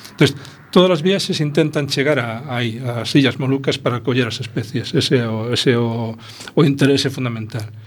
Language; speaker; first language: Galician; non-native, local second language; Spanish